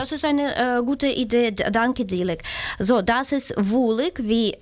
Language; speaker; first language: German; non-native, learner; Ukrainian